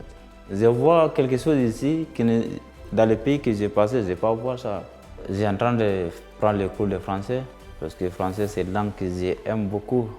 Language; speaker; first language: French; non-native, learner; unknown